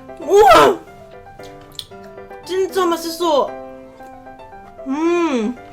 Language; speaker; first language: Korean; non-native, learner; Cantonese